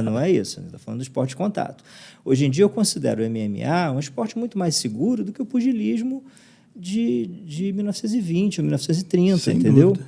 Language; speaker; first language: Portuguese; native; Portuguese